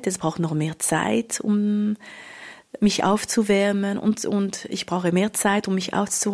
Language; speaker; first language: German; non-native, local second language; French